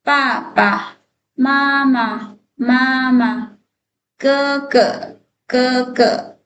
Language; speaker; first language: Chinese; non-native, fluent; Thai